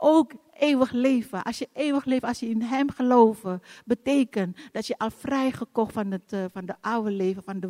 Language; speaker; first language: Dutch; non-native, fluent; Indonesian